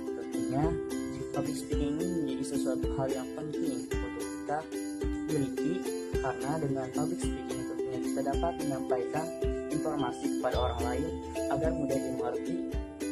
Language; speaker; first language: Indonesian; native; Indonesian